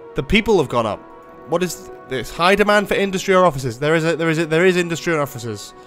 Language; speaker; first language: English; native; English